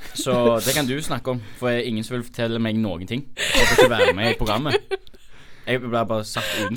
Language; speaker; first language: Norwegian; native; Norwegian